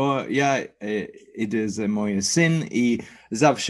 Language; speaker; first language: Polish; non-native, learner; English